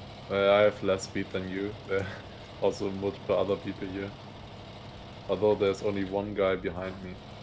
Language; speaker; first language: English; non-native, fluent; German